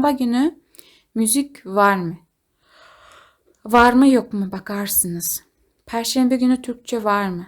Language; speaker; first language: Turkish; non-native, learner; Kazakh